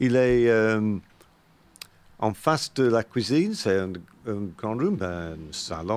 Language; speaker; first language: French; non-native, learner; English